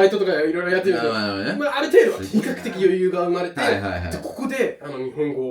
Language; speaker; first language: Japanese; non-native, fluent; English